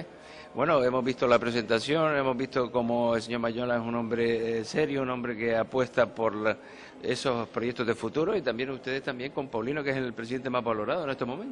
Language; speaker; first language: Spanish; native; Spanish